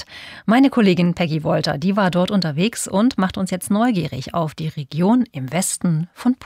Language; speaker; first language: German; native; German